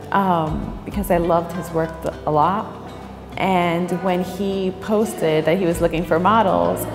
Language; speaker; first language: English; native; English